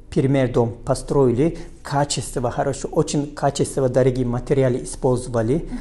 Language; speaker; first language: Russian; non-native, learner; Turkish